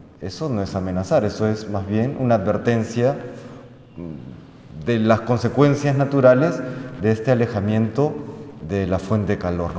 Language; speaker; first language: Spanish; native; Spanish